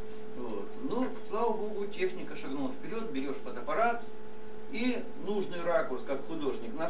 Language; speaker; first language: Russian; native; Russian